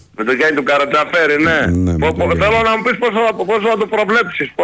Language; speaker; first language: Greek; native; Greek